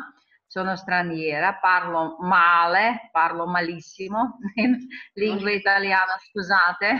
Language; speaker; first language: Italian; non-native, learner; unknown